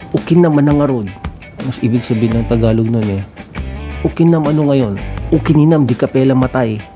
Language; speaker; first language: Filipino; non-native, local second language; Iloko